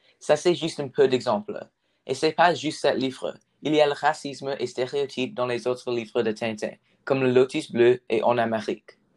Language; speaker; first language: French; non-native, learner; English